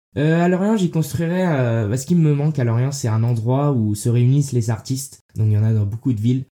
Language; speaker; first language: French; early bilingual, heritage; French